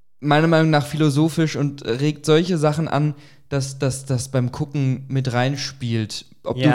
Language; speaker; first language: German; native; German